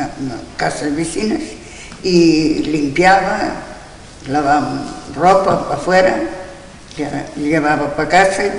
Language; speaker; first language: Spanish; non-native, local second language; Galician